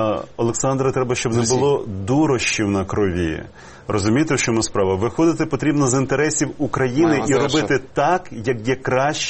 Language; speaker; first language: Ukrainian; native; Ukrainian